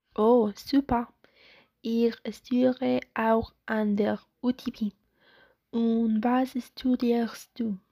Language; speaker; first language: German; non-native, learner; Spanish